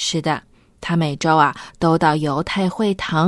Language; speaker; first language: Chinese; native; Chinese